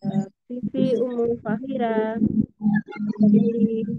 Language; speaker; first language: Arabic; non-native, fluent; Indonesian